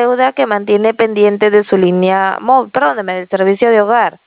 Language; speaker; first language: Spanish; native; Spanish